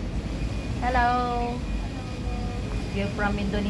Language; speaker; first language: English; non-native, local second language; Filipino